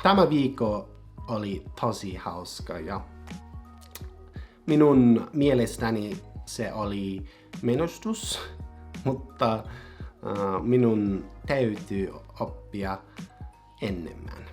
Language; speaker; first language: Finnish; non-native, learner; English